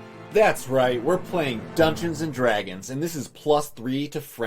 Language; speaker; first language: English; native; English